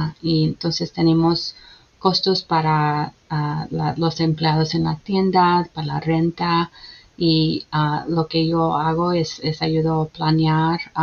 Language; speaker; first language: Spanish; early bilingual, heritage; Spanish